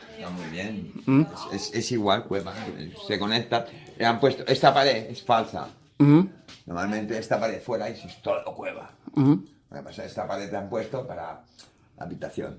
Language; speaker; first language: Spanish; native; Spanish